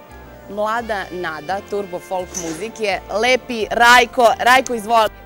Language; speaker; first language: Serbian; native; Serbian